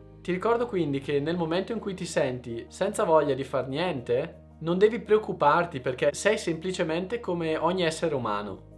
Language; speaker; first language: Italian; native; Italian